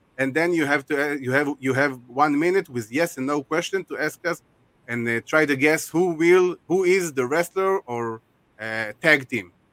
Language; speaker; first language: English; non-native, fluent; Hebrew